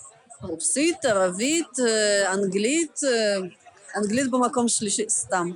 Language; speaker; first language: Hebrew; early bilingual, other home language; Russian